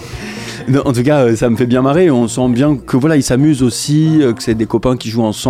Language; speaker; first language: French; native; French